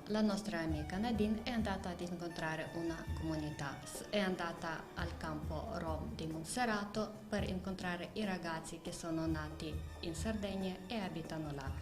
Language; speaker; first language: Italian; non-native, fluent; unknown